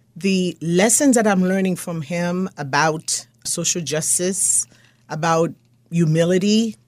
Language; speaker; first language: English; non-native, fluent; Haitian Creole